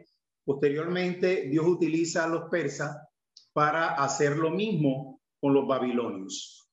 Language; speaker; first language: Spanish; native; Spanish